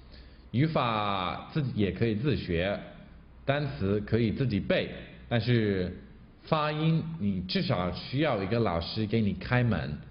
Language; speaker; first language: Chinese; non-native, fluent; English